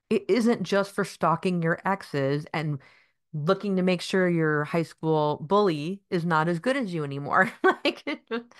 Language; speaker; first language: English; native; English